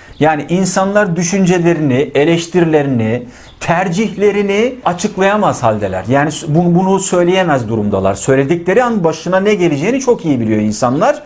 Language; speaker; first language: Turkish; native; Turkish